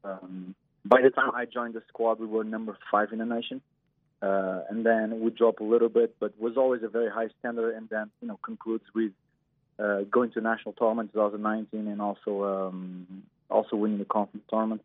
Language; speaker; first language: English; non-native, fluent; Portuguese